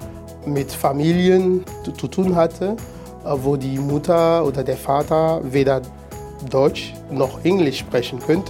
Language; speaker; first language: German; non-native, fluent; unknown